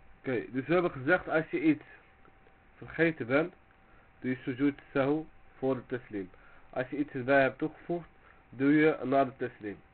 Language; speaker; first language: Dutch; early bilingual, other home language; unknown